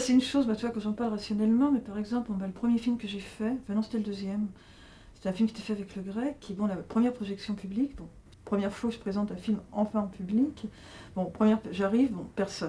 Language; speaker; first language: French; native; French